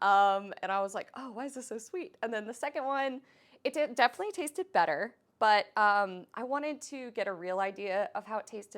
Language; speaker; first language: English; native; English